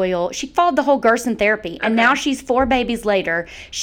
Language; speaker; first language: English; native; English